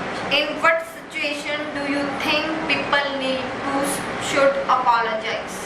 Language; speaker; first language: English; non-native, local second language; Punjabi